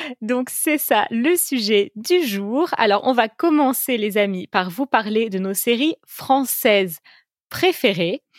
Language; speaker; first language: French; native; French